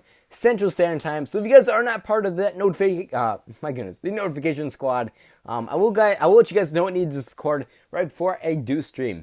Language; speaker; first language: English; native; English